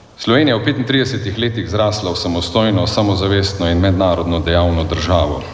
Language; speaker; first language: Slovenian; native; Slovenian